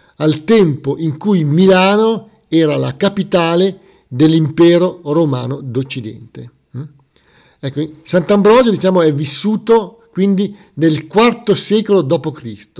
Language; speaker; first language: Italian; native; Italian